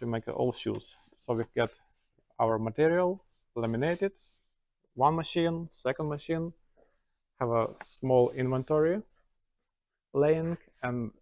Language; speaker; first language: English; non-native, learner; Ukrainian